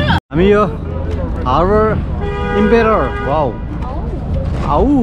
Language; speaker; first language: Nepali; native; Nepali